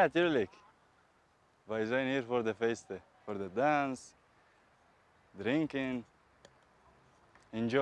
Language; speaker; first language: Dutch; non-native, learner; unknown